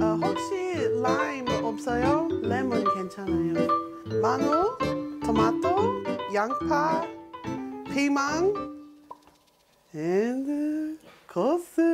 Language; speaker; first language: Korean; non-native, learner; English